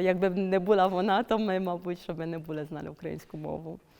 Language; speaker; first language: Ukrainian; early bilingual, heritage; Ukrainian